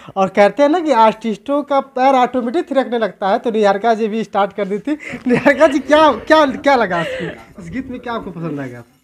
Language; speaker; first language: Hindi; native; Hindi